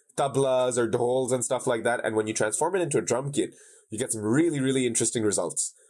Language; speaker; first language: English; non-native, local second language; Bangla